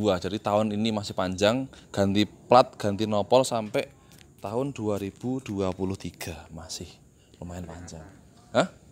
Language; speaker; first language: Indonesian; non-native, local second language; Javanese